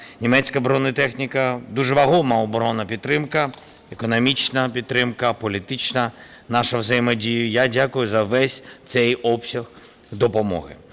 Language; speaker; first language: Ukrainian; non-native, local second language; Russian